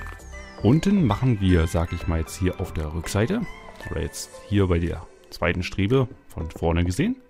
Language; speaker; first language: German; native; German